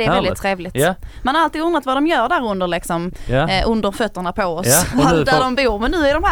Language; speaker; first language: Swedish; native; Swedish